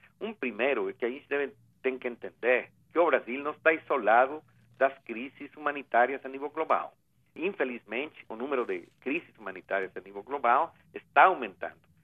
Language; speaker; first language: Portuguese; non-native, fluent; Spanish